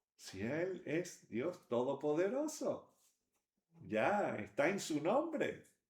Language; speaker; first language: Spanish; native; Spanish